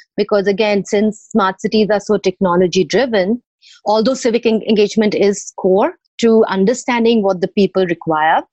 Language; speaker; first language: English; non-native, local second language; Odia